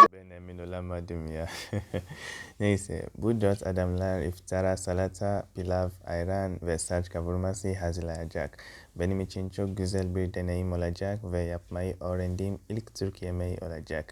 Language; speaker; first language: Turkish; non-native, fluent; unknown